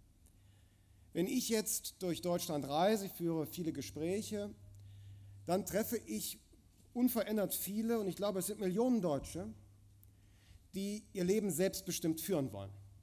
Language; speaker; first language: German; native; German